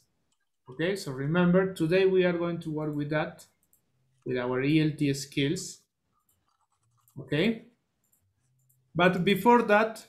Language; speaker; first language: English; non-native, learner; Spanish